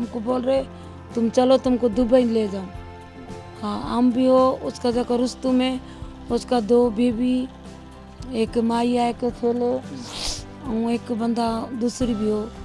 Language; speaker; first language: Hindi; non-native, fluent; Bangla